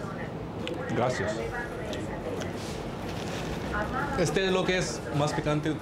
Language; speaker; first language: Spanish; non-native, learner; Hindi